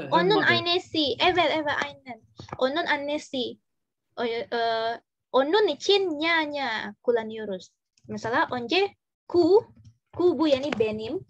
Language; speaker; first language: Turkish; non-native, learner; Indonesian